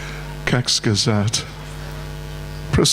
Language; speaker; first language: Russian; non-native, learner; English